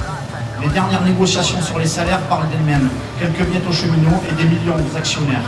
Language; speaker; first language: French; native; French